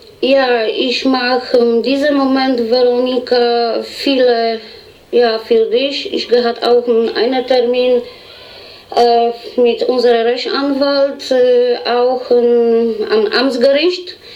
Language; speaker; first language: German; non-native, learner; Polish